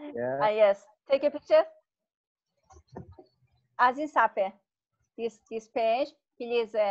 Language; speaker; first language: English; non-native, learner; Persian